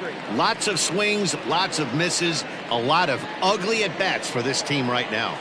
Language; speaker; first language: English; native; English